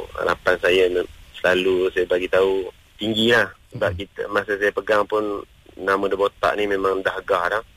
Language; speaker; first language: Malay; non-native, local second language; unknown